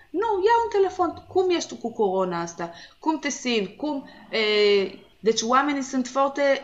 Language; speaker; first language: Romanian; non-native, learner; Hebrew